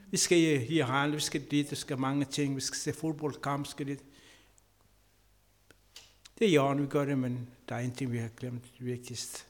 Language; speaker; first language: Danish; non-native, learner; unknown